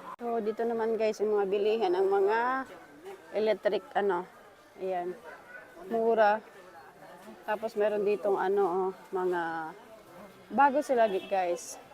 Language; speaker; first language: Filipino; native; Filipino